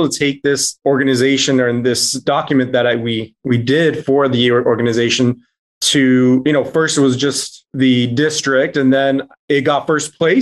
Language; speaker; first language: English; native; English